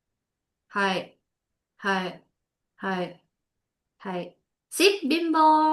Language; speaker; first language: Japanese; non-native, learner; Indonesian